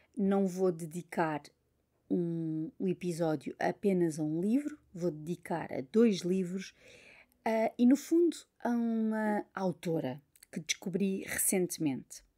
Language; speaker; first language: Portuguese; native; Portuguese